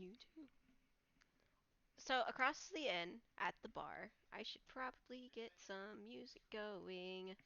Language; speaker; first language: English; native; English